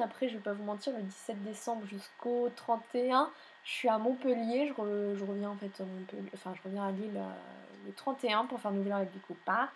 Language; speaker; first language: French; native; French